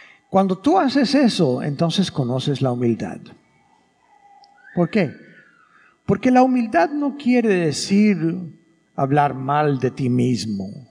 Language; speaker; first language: Spanish; early bilingual, other home language; English